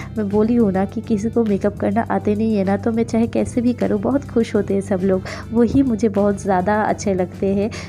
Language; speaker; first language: Hindi; non-native, local second language; Bangla